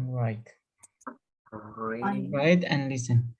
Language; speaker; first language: English; non-native, learner; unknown